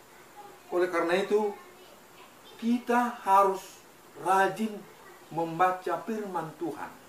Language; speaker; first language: Indonesian; native; Indonesian